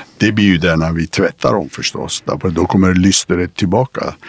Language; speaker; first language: Swedish; non-native, fluent; Persian